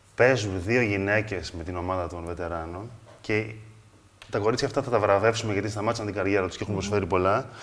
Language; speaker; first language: Greek; native; Greek